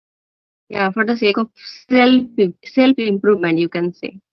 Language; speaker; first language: English; non-native, learner; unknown